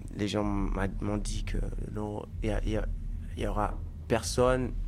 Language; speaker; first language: French; non-native, fluent; German